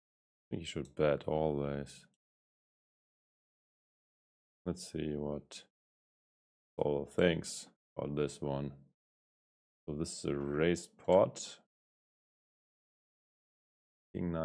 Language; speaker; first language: English; non-native, fluent; German